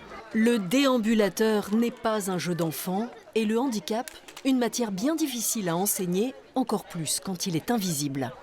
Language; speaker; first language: French; native; French